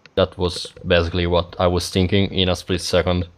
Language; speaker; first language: English; non-native, fluent; Italian